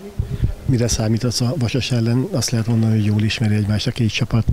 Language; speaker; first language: Hungarian; native; Hungarian